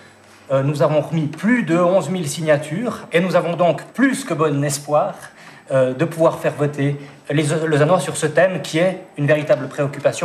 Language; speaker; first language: French; native; French